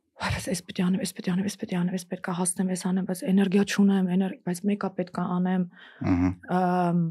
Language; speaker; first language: Armenian; early bilingual, heritage; Armenian